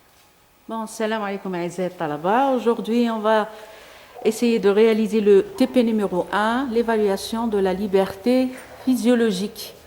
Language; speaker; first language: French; non-native, local second language; Arabic